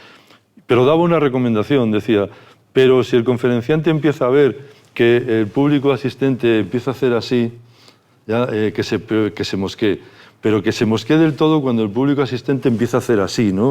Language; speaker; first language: Spanish; native; Spanish